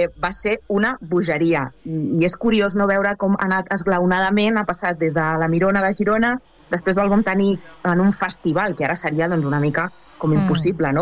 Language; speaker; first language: Catalan; native; Catalan